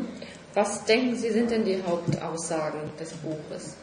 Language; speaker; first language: German; native; German